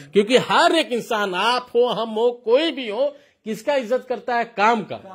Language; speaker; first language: Hindi; native; Hindi